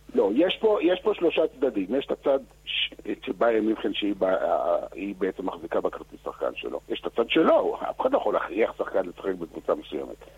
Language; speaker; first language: Hebrew; native; Hebrew